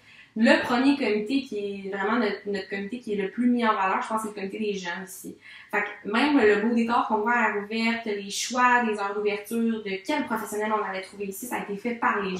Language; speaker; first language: French; native; French